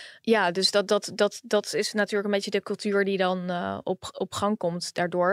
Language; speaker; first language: Dutch; native; Dutch